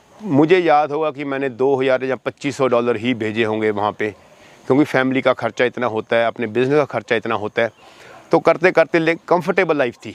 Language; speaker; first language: Hindi; non-native, local second language; Punjabi